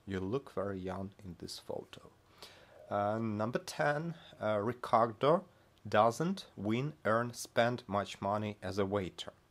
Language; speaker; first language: English; non-native, fluent; Russian